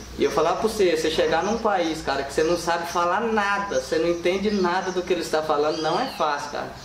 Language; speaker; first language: Portuguese; native; Portuguese